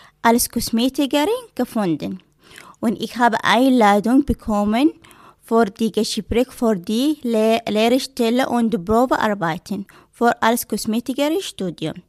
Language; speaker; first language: German; non-native, learner; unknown